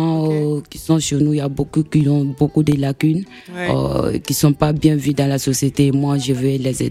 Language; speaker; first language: French; non-native, local second language; Mandingo